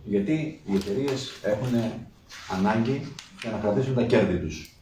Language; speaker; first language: Greek; native; Greek